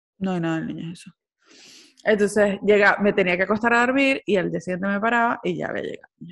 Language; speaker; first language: Spanish; native; Spanish